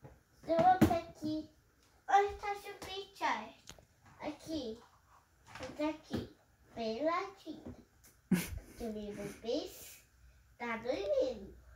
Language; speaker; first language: Portuguese; early bilingual, heritage; Portuguese